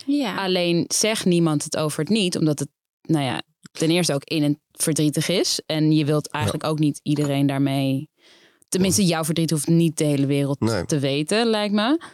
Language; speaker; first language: Dutch; native; Dutch